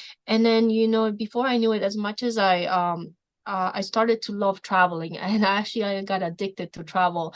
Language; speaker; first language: English; non-native, fluent; Polish